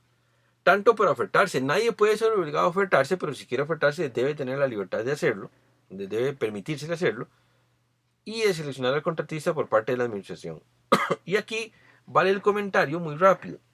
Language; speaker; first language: Spanish; native; Spanish